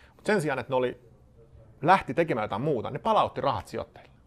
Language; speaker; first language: Finnish; non-native, fluent; Swedish